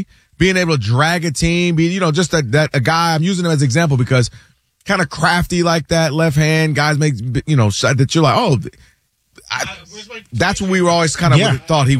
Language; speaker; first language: English; native; English